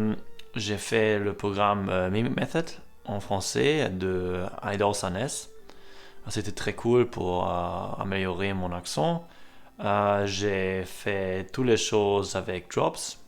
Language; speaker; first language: French; non-native, learner; German